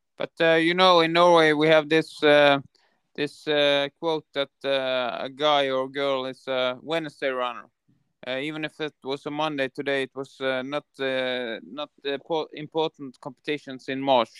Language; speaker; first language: English; non-native, fluent; Norwegian